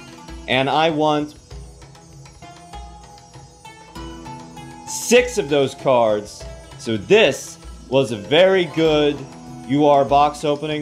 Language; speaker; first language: English; native; English